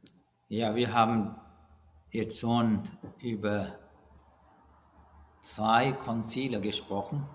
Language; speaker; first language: German; non-native, learner; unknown